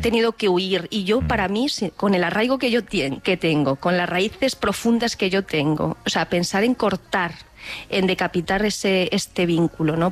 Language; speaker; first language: Spanish; native; Spanish